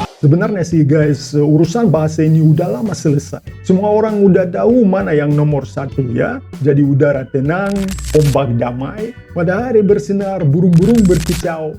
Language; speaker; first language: Indonesian; non-native, fluent; Russian